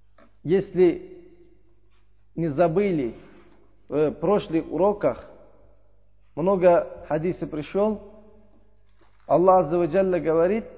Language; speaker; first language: Russian; non-native, learner; Uzbek